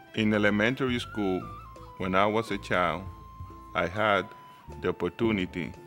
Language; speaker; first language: English; non-native, fluent; Spanish